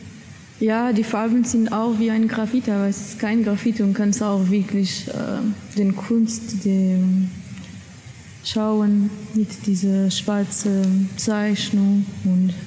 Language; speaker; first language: German; non-native, learner; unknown